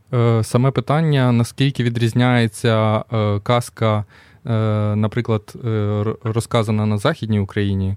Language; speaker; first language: Ukrainian; native; Ukrainian